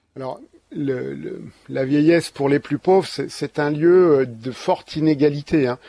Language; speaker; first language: French; native; French